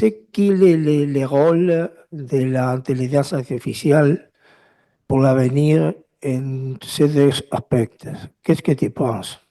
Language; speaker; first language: French; non-native, learner; Spanish